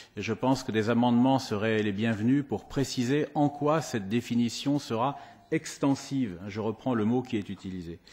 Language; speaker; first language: French; native; French